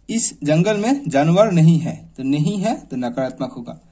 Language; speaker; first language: Hindi; non-native, local second language; Assamese